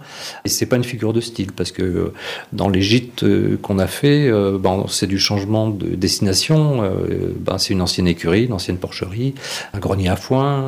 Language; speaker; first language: French; native; French